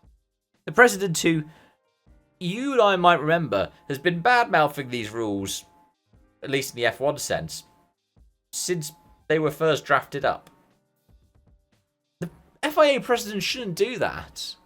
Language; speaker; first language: English; native; English